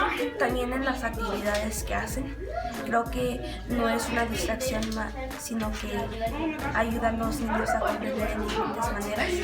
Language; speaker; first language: Spanish; early bilingual, other home language; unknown